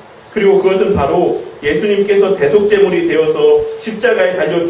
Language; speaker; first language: Korean; native; Korean